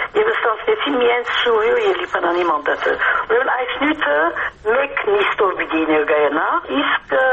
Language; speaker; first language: Armenian; early bilingual, heritage; Armenian